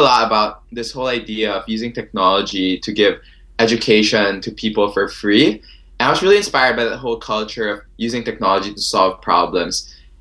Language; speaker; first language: English; non-native, local second language; Filipino